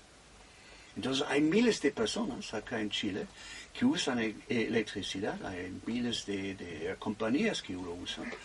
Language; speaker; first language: Spanish; non-native, fluent; German